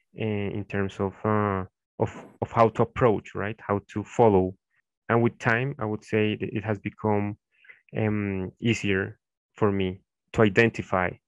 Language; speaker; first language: English; non-native, fluent; Spanish